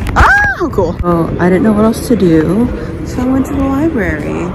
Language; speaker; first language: English; native; English